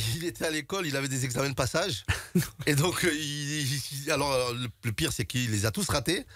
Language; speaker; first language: French; native; French